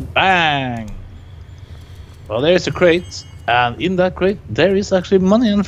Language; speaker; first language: English; non-native, fluent; Norwegian